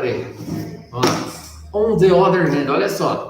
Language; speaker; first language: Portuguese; native; Portuguese